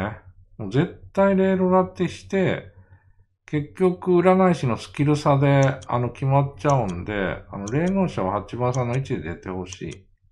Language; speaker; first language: Japanese; native; Japanese